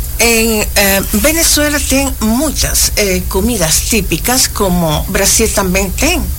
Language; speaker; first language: Portuguese; non-native, learner; Spanish